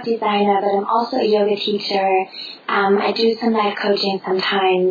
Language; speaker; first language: English; non-native, fluent; German